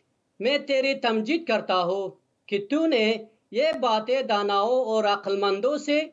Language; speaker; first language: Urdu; non-native, learner; Persian